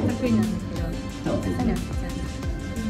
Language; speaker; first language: Japanese; native; Japanese